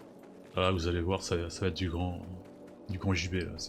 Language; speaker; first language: French; native; French